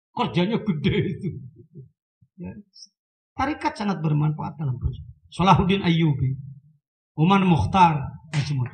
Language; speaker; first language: Indonesian; non-native, local second language; Sundanese